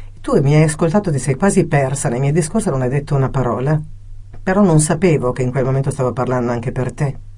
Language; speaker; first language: Italian; native; Italian